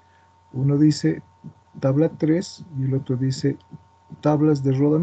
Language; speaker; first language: Spanish; native; Spanish